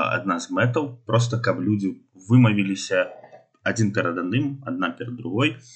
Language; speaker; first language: Belarusian; non-native, local second language; Russian